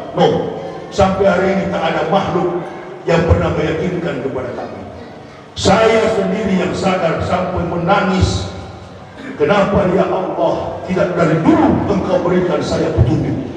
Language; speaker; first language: Indonesian; native; Indonesian